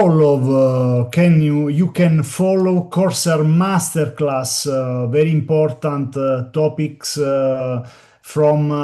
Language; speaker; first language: English; non-native, learner; Italian